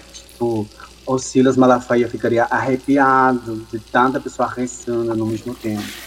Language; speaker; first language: Portuguese; non-native, fluent; Spanish